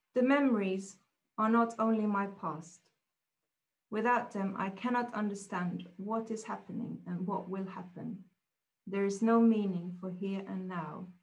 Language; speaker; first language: English; non-native, fluent; Swedish